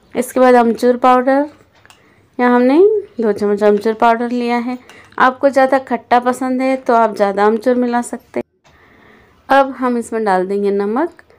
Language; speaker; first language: Hindi; native; Hindi